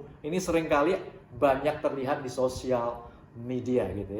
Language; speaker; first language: Indonesian; native; Indonesian